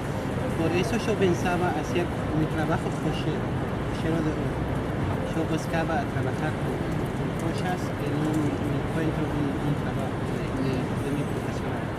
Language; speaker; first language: Spanish; non-native, learner; Arabic